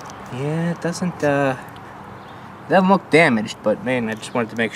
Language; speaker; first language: English; native; English